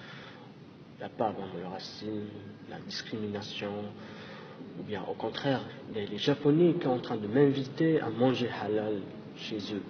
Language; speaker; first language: French; non-native, local second language; Arabic